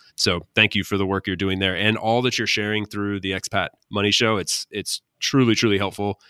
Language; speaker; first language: English; native; English